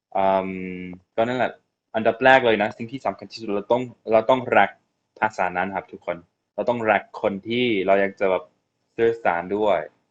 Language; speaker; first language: Thai; non-native, fluent; English